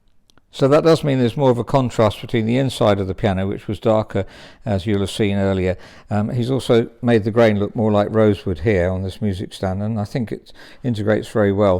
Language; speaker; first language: English; native; English